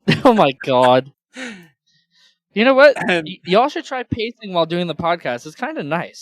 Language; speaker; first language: English; native; English